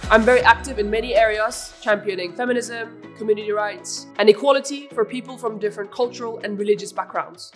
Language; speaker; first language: English; non-native, fluent; Finnish